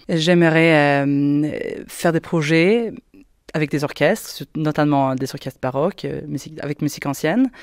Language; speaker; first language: French; non-native, fluent; Swedish